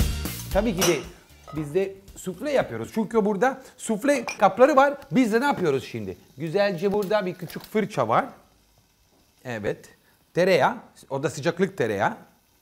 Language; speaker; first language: Turkish; non-native, fluent; Italian